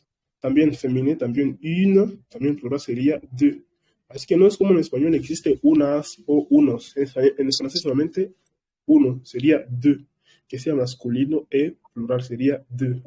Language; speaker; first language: Spanish; non-native, fluent; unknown